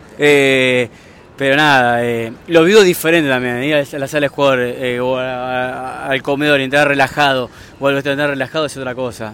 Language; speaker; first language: Spanish; native; Spanish